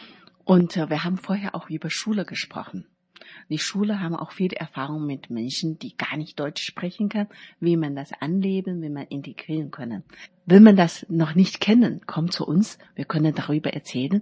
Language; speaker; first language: German; non-native, learner; Chinese